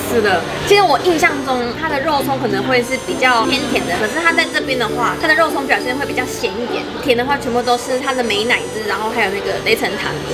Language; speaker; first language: Chinese; native; Chinese